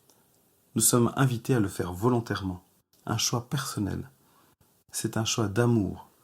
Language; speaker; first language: French; native; French